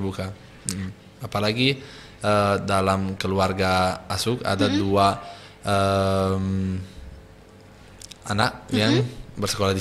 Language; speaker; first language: Indonesian; non-native, fluent; Italian